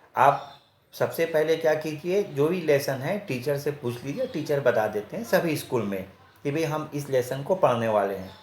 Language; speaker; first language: Hindi; native; Hindi